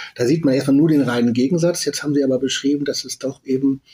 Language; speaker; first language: German; native; German